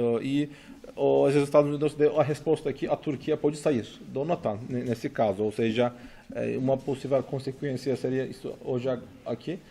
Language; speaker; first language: Portuguese; non-native, fluent; Turkish